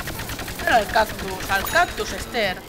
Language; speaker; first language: Spanish; native; Spanish